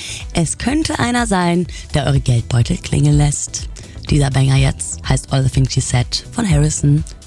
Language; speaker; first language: German; native; German